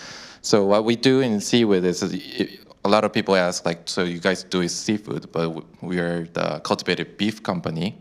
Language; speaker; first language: English; non-native, fluent; Korean